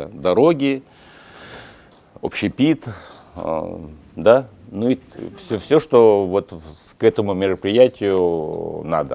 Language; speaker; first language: Russian; native; Russian